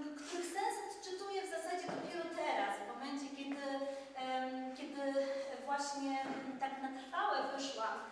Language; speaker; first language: Polish; native; Polish